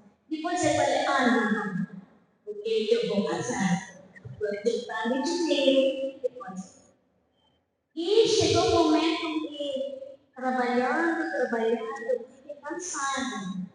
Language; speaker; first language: Portuguese; non-native, fluent; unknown